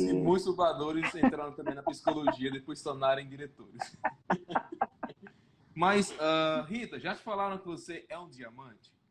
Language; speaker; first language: Portuguese; native; Portuguese